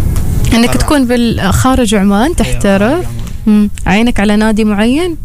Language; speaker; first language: Arabic; native; Arabic